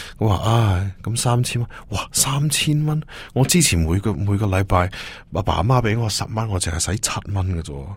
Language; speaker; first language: Cantonese; early bilingual, heritage; Cantonese